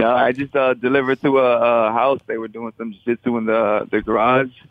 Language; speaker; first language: English; native; English